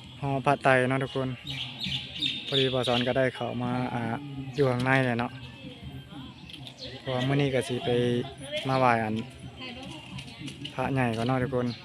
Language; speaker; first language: Thai; non-native, local second language; Lao